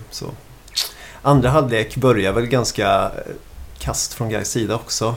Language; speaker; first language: Swedish; native; Swedish